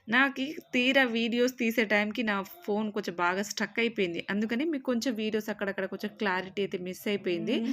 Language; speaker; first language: Telugu; native; Telugu